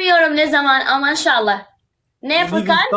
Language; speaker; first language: Turkish; non-native, learner; Arabic